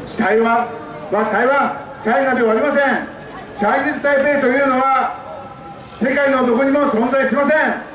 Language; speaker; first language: Japanese; native; Japanese